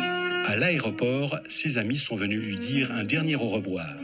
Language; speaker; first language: French; native; French